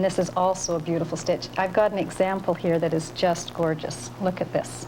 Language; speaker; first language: English; native; English